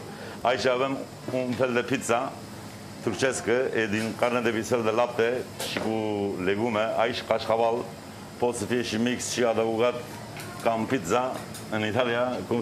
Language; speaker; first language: Romanian; non-native, fluent; Turkish